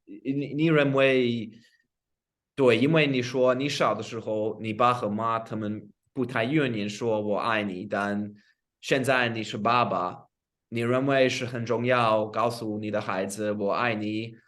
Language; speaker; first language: Chinese; non-native, fluent; English